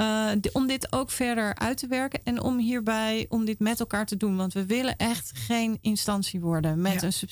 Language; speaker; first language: Dutch; native; Dutch